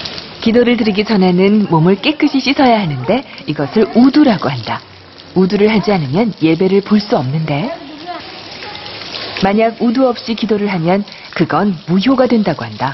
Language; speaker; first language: Korean; native; Korean